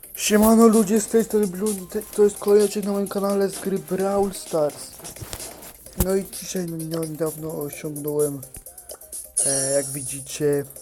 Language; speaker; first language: Polish; native; Polish